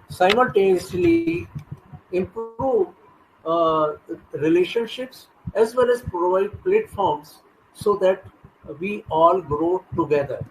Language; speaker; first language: English; non-native, local second language; Hindi